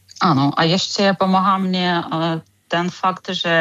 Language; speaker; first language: Czech; non-native, learner; Ukrainian